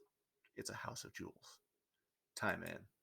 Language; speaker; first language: English; native; English